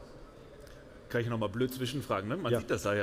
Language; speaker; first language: German; native; German